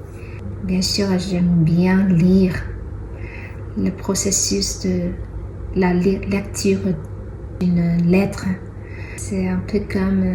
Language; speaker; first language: French; non-native, fluent; Chinese